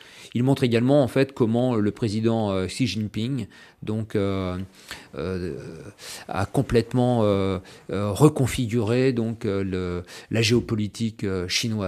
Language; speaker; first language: French; native; French